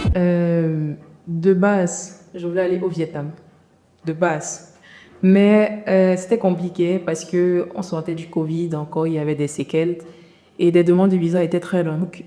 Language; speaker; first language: French; native; French